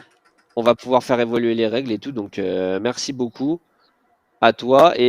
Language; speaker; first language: French; native; French